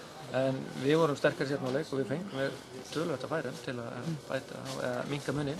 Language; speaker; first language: Icelandic; native; Icelandic